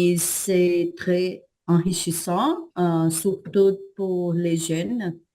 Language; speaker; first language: French; non-native, learner; Portuguese